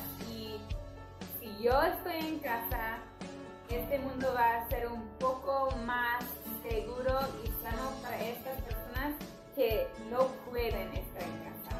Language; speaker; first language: Spanish; non-native, fluent; English